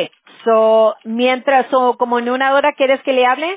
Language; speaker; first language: Spanish; early bilingual, heritage; Spanish